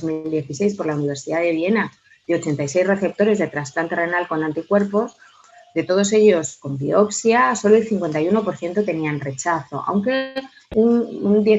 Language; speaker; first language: Spanish; native; Spanish